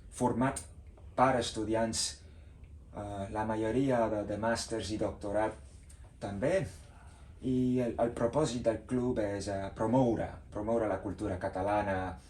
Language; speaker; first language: Catalan; non-native, learner; Spanish